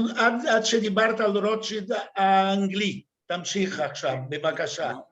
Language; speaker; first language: Hebrew; non-native, fluent; Portuguese